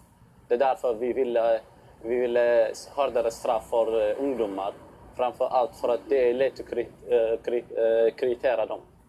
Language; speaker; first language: Swedish; non-native, fluent; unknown